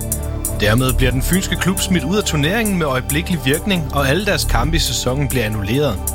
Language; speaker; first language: Danish; native; Danish